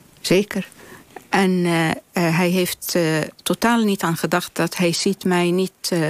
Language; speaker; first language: Dutch; non-native, fluent; Arabic